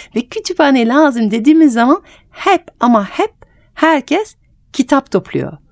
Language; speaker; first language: Turkish; non-native, fluent; French